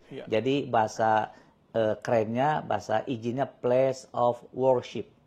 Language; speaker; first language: Indonesian; native; Indonesian